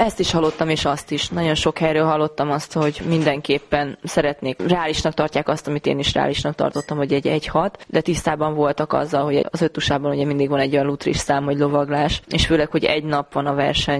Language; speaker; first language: Hungarian; native; Hungarian